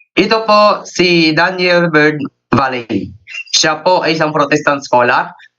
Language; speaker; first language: Filipino; native; Filipino